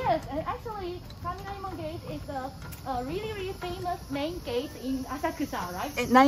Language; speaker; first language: English; non-native, fluent; Chinese